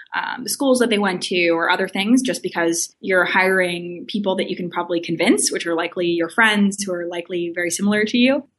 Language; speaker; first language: English; native; English